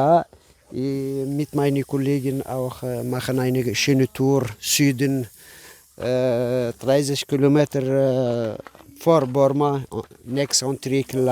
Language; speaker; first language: German; non-native, learner; Arabic